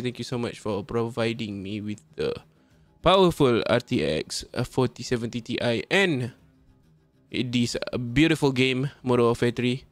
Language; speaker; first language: English; non-native, local second language; Malay